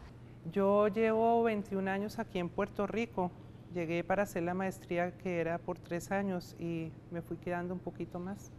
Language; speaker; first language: Spanish; non-native, fluent; Serbian